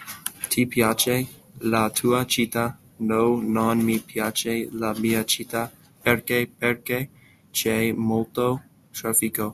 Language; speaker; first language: Italian; non-native, learner; English